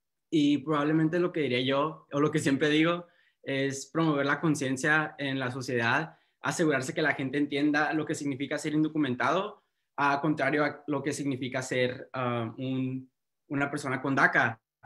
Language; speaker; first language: Spanish; early bilingual, heritage; Spanish